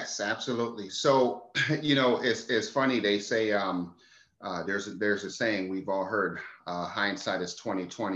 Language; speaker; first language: English; native; English